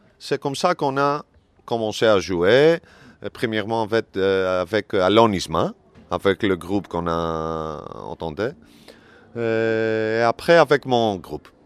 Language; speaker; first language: French; non-native, learner; Greek